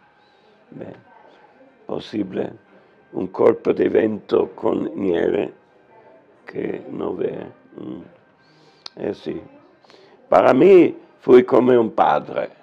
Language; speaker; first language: Spanish; non-native, learner; German